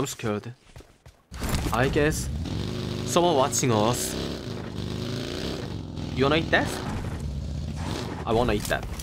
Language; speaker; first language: English; non-native, learner; Korean